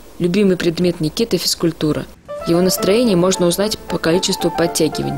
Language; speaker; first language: Russian; native; Russian